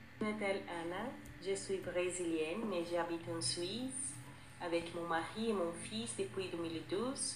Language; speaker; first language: French; non-native, learner; Portuguese